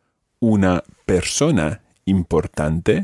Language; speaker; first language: Spanish; non-native, fluent; English